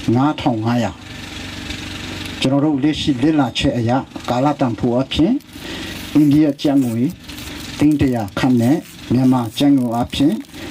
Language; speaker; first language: Burmese; non-native, local second language; Hakha Chin